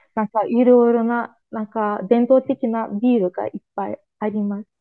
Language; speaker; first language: Japanese; non-native, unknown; Azerbaijani